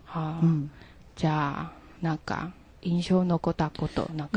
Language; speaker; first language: Japanese; non-native, learner; Chinese